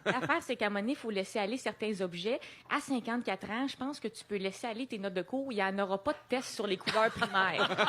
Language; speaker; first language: French; native; French